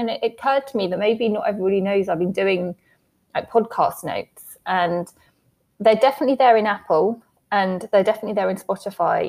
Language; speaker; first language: English; native; English